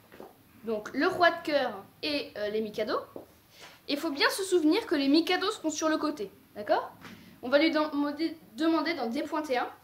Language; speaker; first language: French; native; French